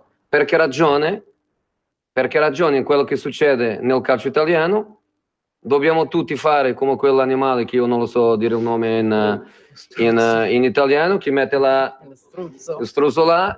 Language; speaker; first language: Italian; non-native, fluent; Spanish